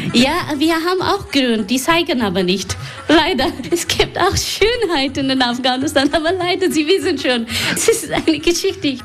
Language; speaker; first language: German; non-native, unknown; Persian